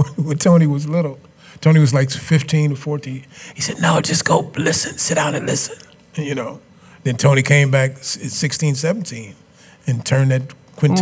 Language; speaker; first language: English; native; English